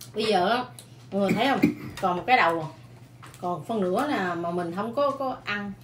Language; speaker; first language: Vietnamese; native; Vietnamese